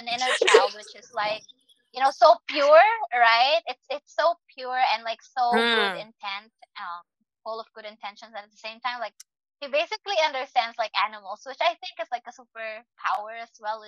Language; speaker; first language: English; non-native, local second language; Cebuano